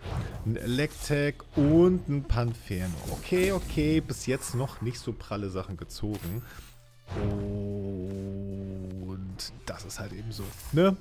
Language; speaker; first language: German; native; German